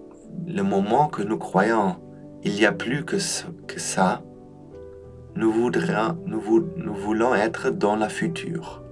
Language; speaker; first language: French; non-native, learner; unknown